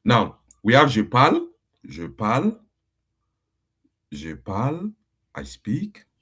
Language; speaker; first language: French; non-native, fluent; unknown